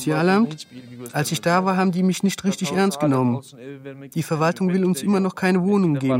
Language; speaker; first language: German; non-native, local second language; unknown